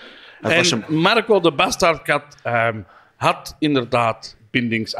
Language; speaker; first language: Dutch; native; Dutch